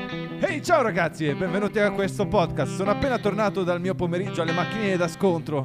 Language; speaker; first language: Italian; native; Italian